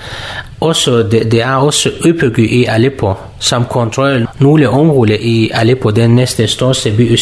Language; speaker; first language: Danish; non-native, learner; Kurdish